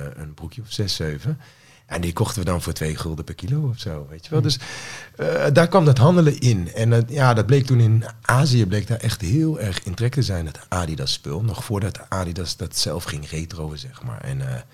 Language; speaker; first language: Dutch; native; Dutch